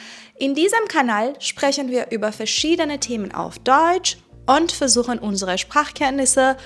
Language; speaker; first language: German; non-native, fluent; Persian